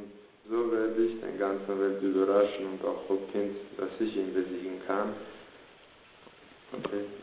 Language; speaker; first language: German; early bilingual, other home language; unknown